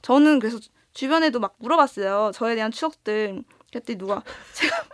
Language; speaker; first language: Korean; native; Korean